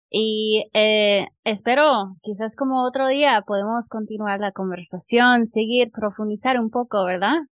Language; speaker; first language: Spanish; non-native, fluent; English